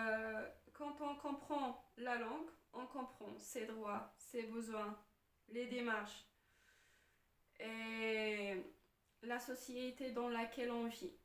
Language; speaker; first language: French; non-native, fluent; Arabic